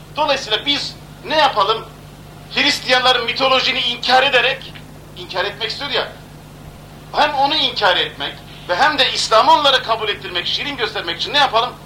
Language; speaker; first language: Turkish; non-native, local second language; Kurdish